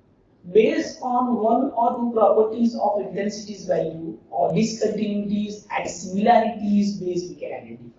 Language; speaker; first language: English; non-native, local second language; Gujarati